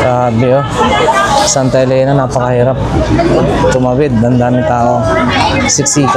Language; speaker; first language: Filipino; native; Filipino